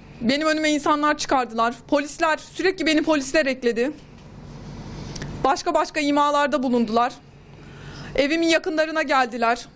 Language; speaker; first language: Turkish; native; Turkish